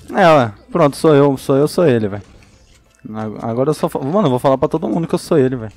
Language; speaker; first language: Portuguese; native; Portuguese